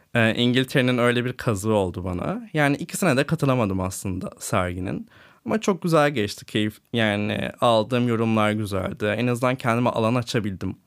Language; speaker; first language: Turkish; native; Turkish